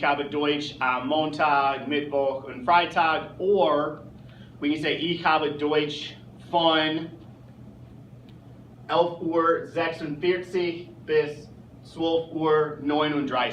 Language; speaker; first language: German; non-native, fluent; English